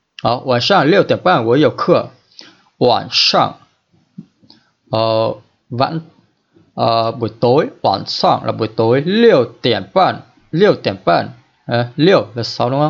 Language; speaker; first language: Chinese; non-native, learner; Vietnamese